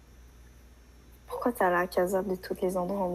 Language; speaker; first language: French; native; French